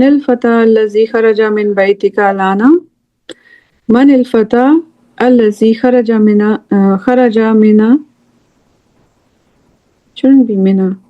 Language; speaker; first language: Arabic; non-native, fluent; English